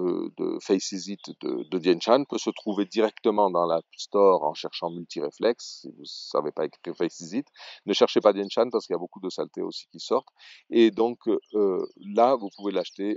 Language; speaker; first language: French; native; French